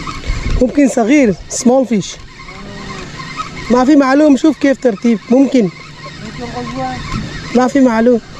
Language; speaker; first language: Arabic; non-native, learner; Bangla